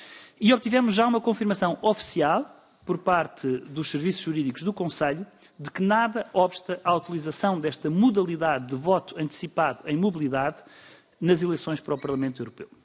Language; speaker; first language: Portuguese; native; Portuguese